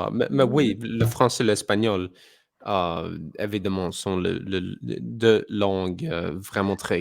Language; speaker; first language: French; non-native, fluent; English